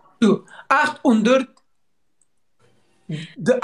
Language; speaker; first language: German; non-native, learner; Turkish